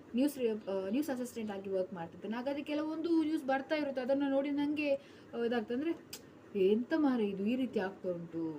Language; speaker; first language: Kannada; non-native, local second language; Tulu